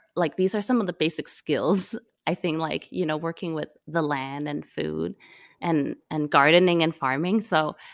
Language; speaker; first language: English; non-native, local second language; Cantonese